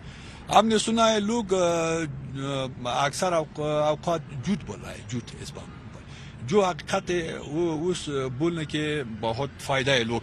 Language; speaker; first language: Hindi; non-native, learner; Persian